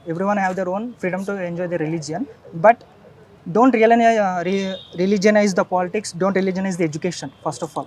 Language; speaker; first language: English; non-native, local second language; Telugu